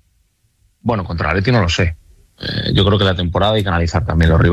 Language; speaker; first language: Spanish; native; Spanish